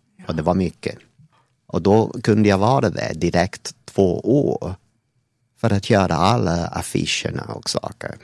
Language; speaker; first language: Swedish; non-native, fluent; English